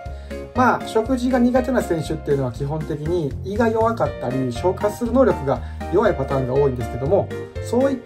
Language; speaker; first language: Japanese; native; Japanese